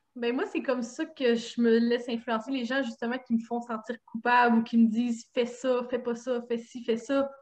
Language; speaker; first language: French; native; French